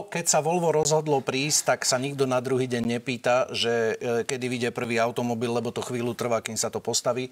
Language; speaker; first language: Slovak; native; Slovak